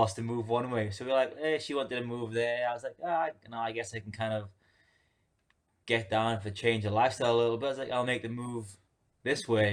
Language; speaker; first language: English; native; English